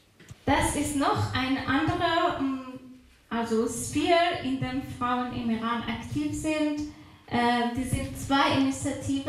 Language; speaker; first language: German; non-native, fluent; Persian